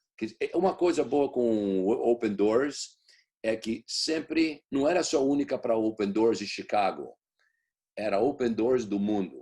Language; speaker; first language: Portuguese; early bilingual, heritage; Portuguese